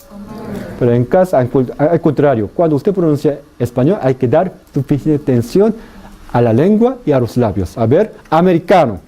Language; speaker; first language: Spanish; non-native, fluent; Korean